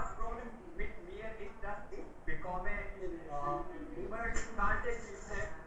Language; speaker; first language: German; non-native, learner; Hindi